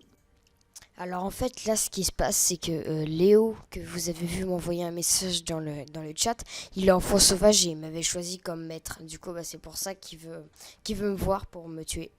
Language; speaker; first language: French; native; French